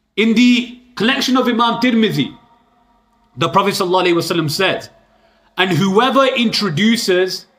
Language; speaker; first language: English; early bilingual, other home language; Urdu